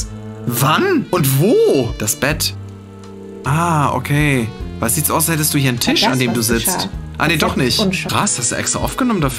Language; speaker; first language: German; native; German